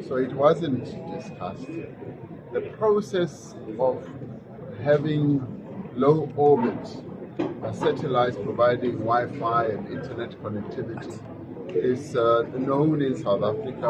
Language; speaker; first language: English; non-native, local second language; Venda